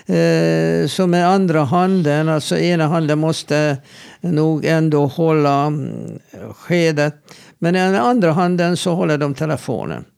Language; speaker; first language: Swedish; non-native, fluent; Hebrew